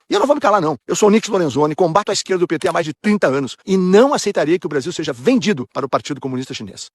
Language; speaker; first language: Portuguese; native; Portuguese